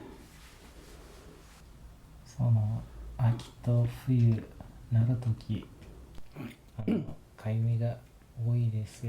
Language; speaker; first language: Japanese; non-native, learner; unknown